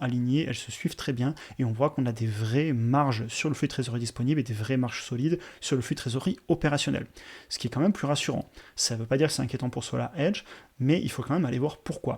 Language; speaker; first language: French; native; French